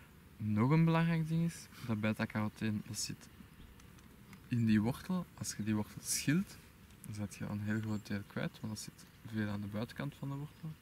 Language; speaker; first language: Dutch; native; Dutch